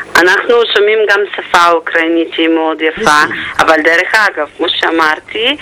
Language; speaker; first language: Hebrew; non-native, fluent; Ukrainian